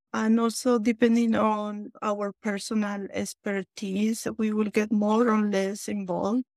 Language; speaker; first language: English; non-native, fluent; Spanish